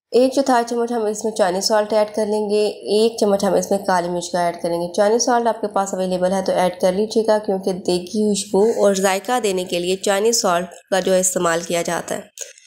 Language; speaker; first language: Urdu; native; Urdu